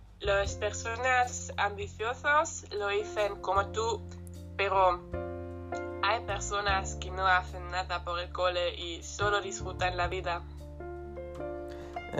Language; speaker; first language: Spanish; non-native, learner; German